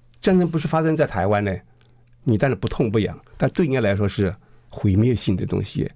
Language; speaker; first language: Chinese; early bilingual, heritage; Chinese